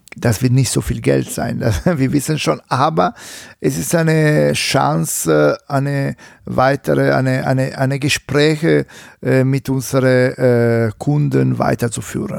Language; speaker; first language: German; non-native, fluent; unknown